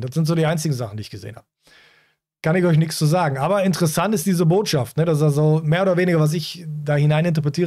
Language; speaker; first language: German; native; German